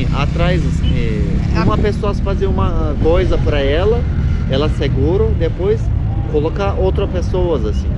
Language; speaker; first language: Portuguese; non-native, learner; Turkish